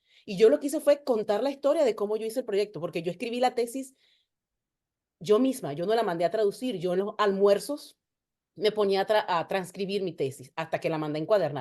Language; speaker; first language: Spanish; native; Spanish